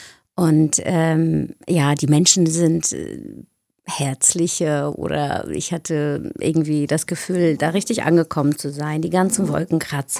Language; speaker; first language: German; non-native, fluent; Romanian